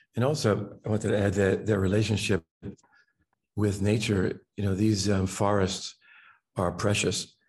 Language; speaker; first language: English; native; English